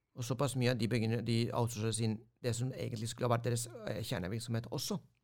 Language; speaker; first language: Norwegian; non-native, fluent; Spanish